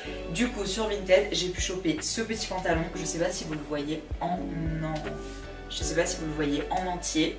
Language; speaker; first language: French; native; French